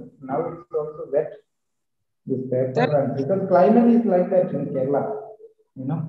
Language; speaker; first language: English; non-native, learner; Malayalam